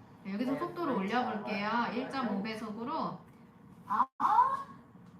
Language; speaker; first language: Korean; native; Korean